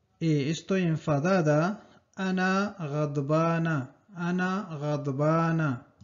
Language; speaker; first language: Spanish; non-native, fluent; Arabic